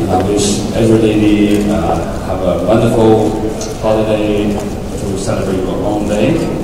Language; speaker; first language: English; non-native, fluent; Chinese